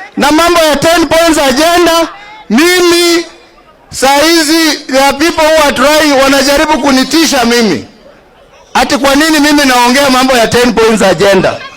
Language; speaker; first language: Swahili; native; Swahili